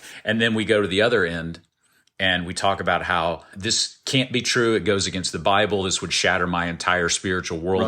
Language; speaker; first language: English; native; English